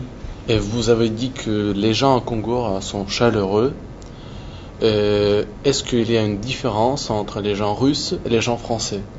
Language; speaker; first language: French; non-native, learner; Russian